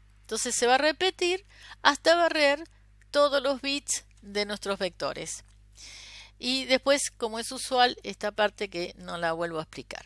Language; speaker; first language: Spanish; native; Spanish